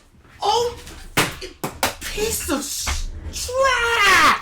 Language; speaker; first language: English; native; English